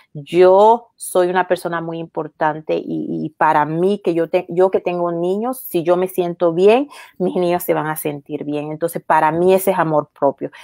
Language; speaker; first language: Spanish; native; Spanish